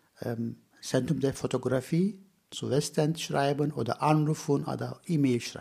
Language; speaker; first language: German; non-native, fluent; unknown